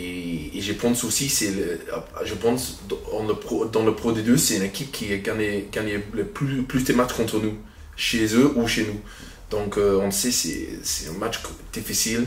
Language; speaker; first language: French; non-native, fluent; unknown